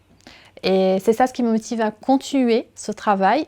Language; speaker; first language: French; non-native, fluent; Arabic